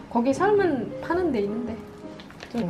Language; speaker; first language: Korean; non-native, fluent; Indonesian